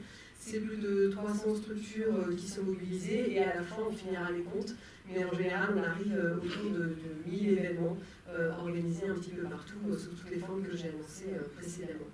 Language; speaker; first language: French; native; French